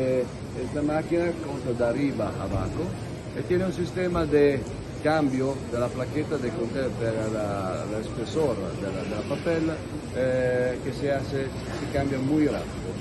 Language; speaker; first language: Spanish; non-native, learner; Italian